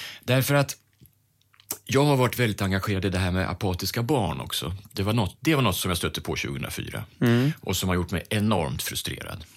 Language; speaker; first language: Swedish; native; Swedish